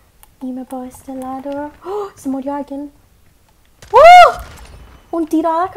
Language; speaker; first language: Spanish; non-native, learner; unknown